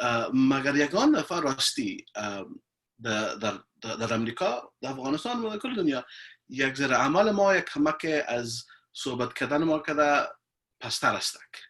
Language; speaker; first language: Persian; early bilingual, heritage; Persian